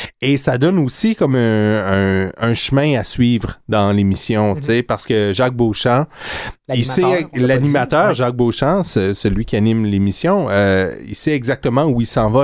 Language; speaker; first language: French; native; French